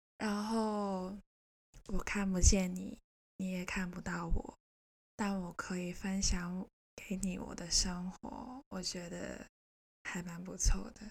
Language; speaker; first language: Chinese; non-native, local second language; Cantonese